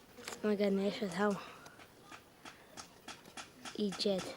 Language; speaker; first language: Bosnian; early bilingual, heritage; English